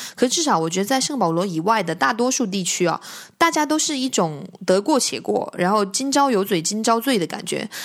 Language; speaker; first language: Chinese; native; Chinese